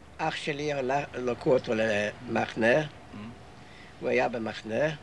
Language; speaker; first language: Hebrew; non-native, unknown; Yiddish